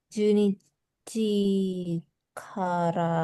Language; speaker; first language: Japanese; non-native, learner; Indonesian